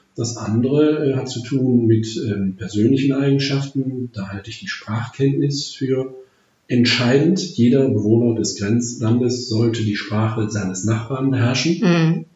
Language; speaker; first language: German; native; German